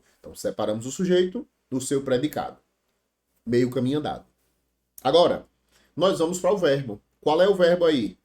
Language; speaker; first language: Portuguese; native; Portuguese